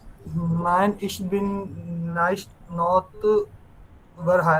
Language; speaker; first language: German; non-native, learner; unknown